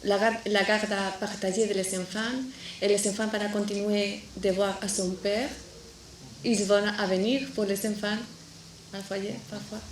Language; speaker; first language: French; non-native, learner; Spanish